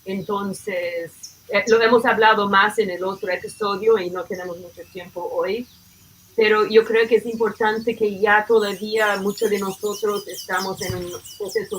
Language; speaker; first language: Spanish; non-native, fluent; English